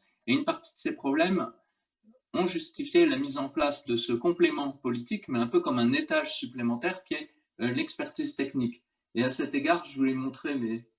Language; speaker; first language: French; native; French